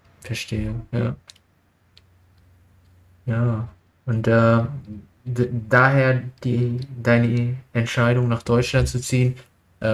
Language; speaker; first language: German; non-native, learner; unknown